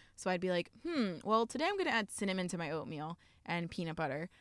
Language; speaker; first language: English; native; English